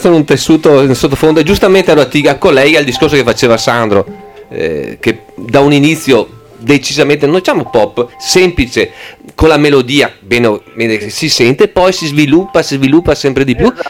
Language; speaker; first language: Italian; native; Italian